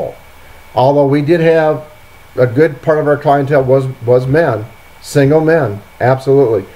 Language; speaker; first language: English; native; English